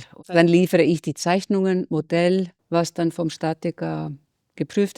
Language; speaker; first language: German; non-native, fluent; Icelandic